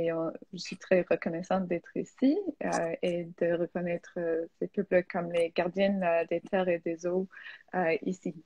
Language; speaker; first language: French; non-native, fluent; English